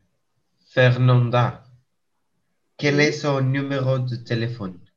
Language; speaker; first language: French; non-native, learner; English